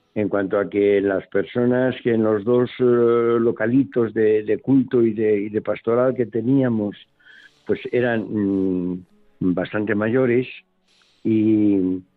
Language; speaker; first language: Spanish; native; Spanish